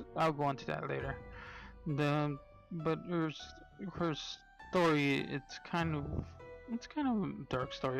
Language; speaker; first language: English; native; English